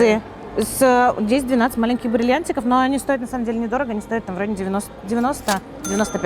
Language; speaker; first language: Russian; native; Russian